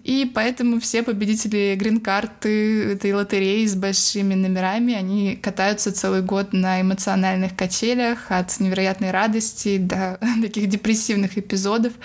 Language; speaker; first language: Russian; native; Russian